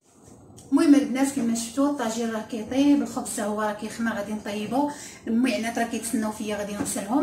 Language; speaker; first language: Arabic; native; Arabic